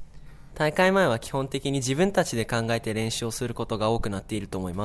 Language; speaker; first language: Japanese; native; Japanese